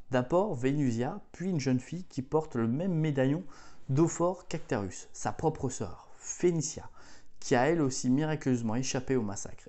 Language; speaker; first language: French; native; French